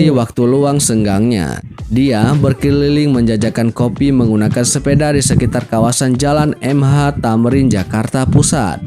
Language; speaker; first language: Indonesian; native; Indonesian